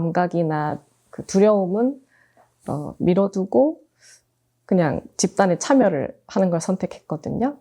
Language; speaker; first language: Korean; native; Korean